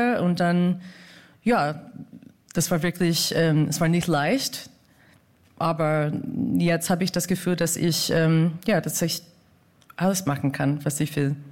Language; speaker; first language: German; non-native, learner; English